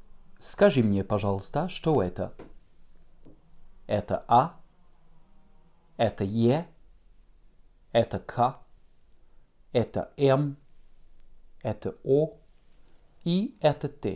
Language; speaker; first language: Russian; non-native, fluent; French